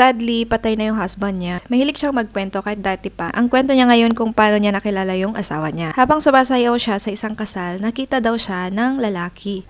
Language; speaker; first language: Filipino; native; Filipino